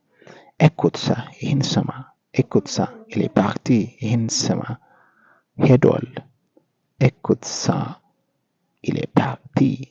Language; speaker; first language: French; non-native, fluent; Amharic